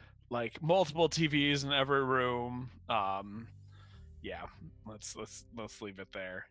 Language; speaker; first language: English; native; English